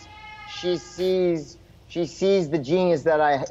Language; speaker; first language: English; native; English